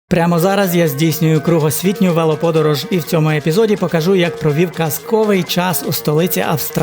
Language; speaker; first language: Ukrainian; native; Ukrainian